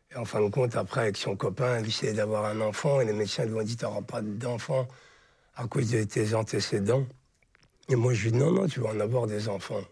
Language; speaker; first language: French; native; French